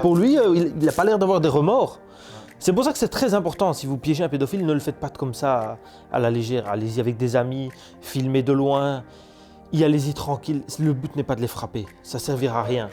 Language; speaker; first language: French; native; French